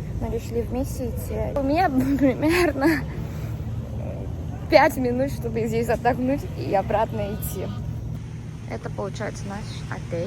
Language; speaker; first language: Russian; non-native, fluent; Korean